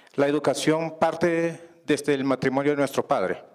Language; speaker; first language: Spanish; non-native, local second language; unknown